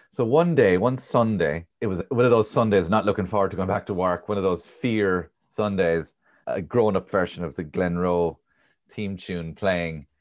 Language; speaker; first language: English; native; English